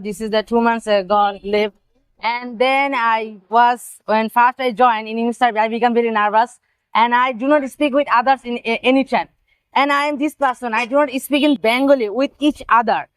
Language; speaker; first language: English; non-native, learner; Bangla